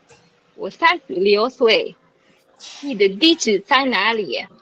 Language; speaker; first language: Chinese; non-native, learner; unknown